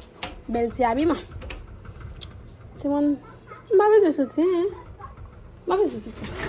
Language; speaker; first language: French; non-native, learner; Haitian Creole